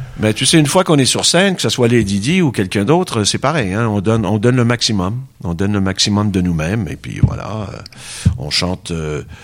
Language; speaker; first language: French; native; French